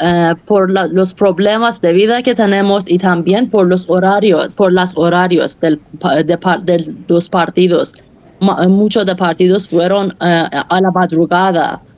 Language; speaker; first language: Spanish; non-native, fluent; Persian